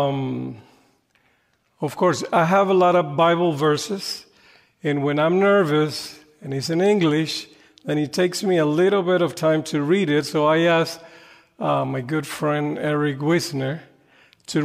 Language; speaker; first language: English; non-native, fluent; Spanish